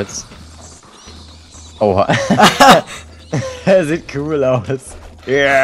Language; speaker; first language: German; native; German